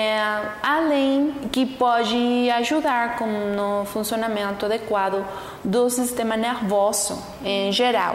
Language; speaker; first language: Portuguese; non-native, learner; Spanish